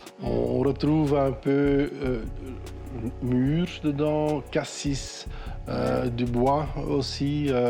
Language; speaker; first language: French; non-native, local second language; Dutch